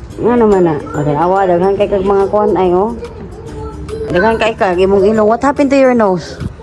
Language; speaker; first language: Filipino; non-native, local second language; Cebuano